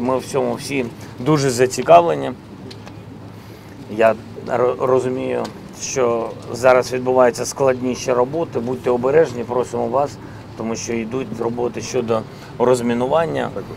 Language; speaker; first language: Ukrainian; non-native, local second language; Russian